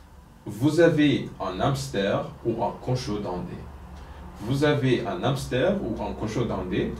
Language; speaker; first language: French; non-native, fluent; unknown